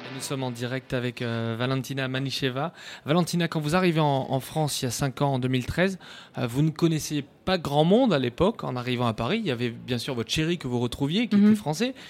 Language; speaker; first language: French; native; French